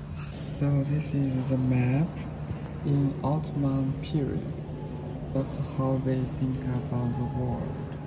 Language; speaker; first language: English; non-native, learner; Chinese